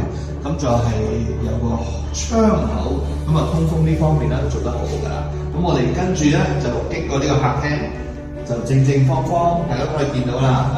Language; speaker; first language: Cantonese; native; Cantonese